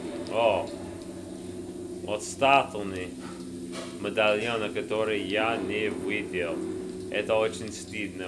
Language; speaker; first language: Russian; non-native, learner; English